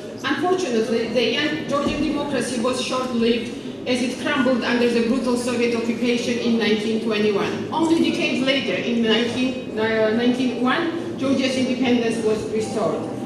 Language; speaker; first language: English; non-native, fluent; Georgian